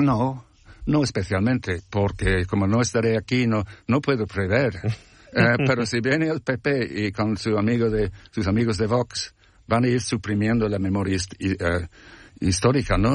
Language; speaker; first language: Spanish; non-native, fluent; English